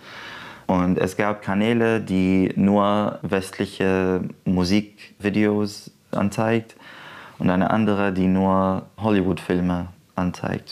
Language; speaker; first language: German; non-native, fluent; Arabic